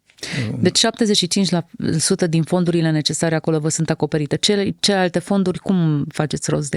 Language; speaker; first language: Romanian; native; Romanian